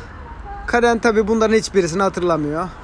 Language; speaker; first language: Turkish; native; Turkish